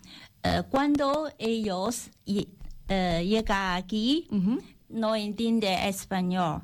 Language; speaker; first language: Spanish; non-native, learner; Chinese